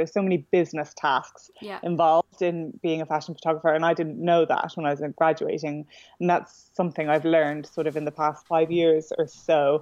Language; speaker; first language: English; native; English